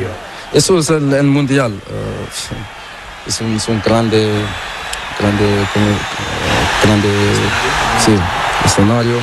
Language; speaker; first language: Spanish; non-native, learner; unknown